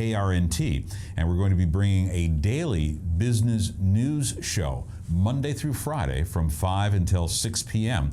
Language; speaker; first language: English; native; English